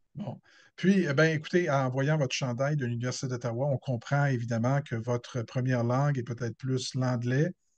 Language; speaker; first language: French; native; French